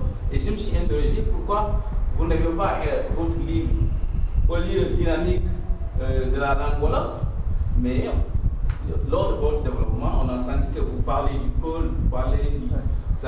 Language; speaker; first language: French; non-native, local second language; Wolof